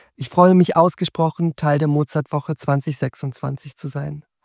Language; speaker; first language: German; native; German